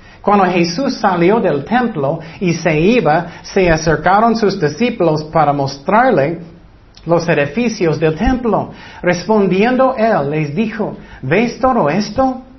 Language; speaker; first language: Spanish; non-native, fluent; English